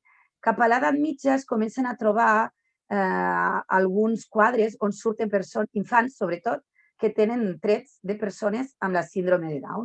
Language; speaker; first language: Catalan; native; Catalan